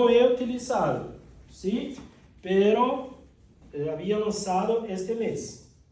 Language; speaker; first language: Spanish; non-native, fluent; Portuguese